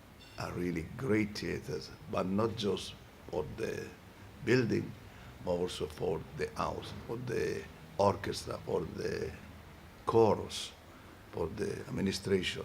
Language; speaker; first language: English; non-native, fluent; Italian